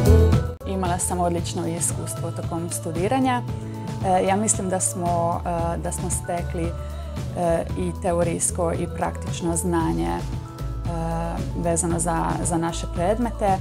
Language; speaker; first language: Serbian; non-native, local second language; Hungarian